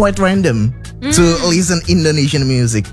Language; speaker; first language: English; non-native, learner; Indonesian